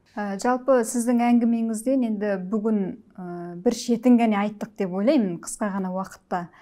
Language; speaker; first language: Kazakh; native; Kazakh